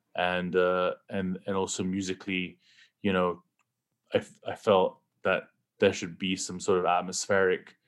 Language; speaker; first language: English; native; English